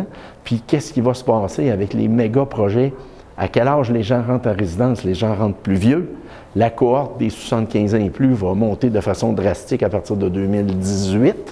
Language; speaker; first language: French; native; French